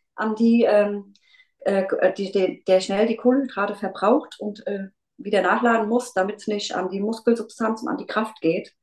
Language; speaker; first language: German; native; German